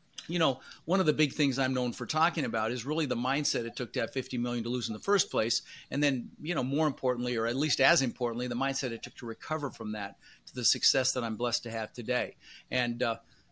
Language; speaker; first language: English; early bilingual, other home language; Dutch